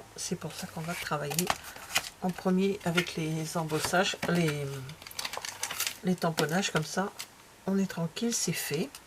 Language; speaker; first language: French; native; French